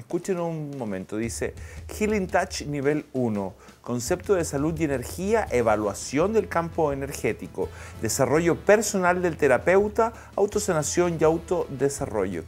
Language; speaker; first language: Spanish; native; Spanish